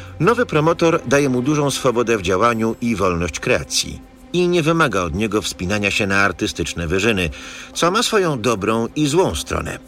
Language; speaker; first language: Polish; native; Polish